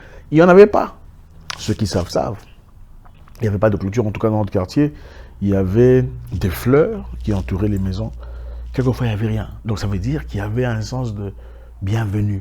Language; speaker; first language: French; native; French